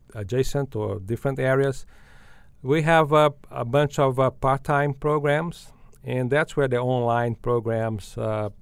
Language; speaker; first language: English; non-native, fluent; Portuguese